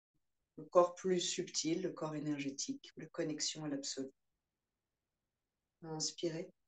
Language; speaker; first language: French; native; French